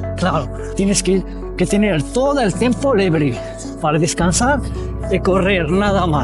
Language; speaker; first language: Spanish; non-native, fluent; Arabic